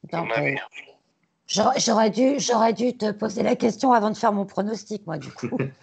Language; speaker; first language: French; native; French